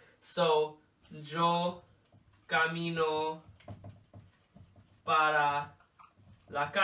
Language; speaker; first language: Spanish; non-native, learner; English